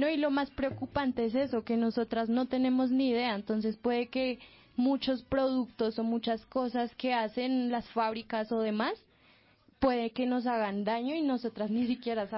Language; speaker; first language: Spanish; native; Spanish